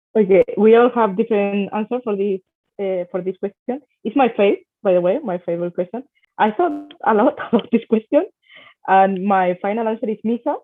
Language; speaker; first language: English; non-native, fluent; Spanish